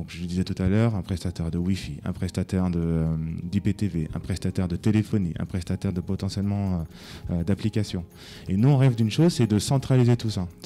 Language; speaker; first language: French; native; French